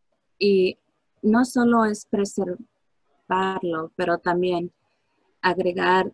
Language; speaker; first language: Spanish; early bilingual, heritage; Spanish